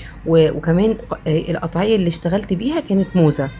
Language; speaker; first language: Arabic; native; Arabic